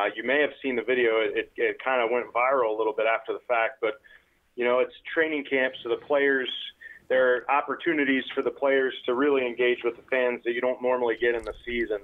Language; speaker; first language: English; native; English